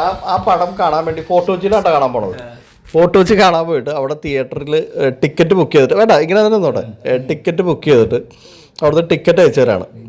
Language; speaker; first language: Malayalam; native; Malayalam